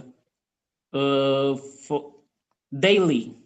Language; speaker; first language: English; non-native, fluent; Portuguese